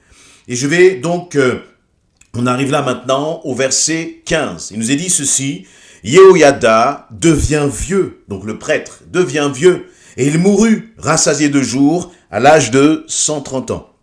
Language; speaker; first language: French; native; French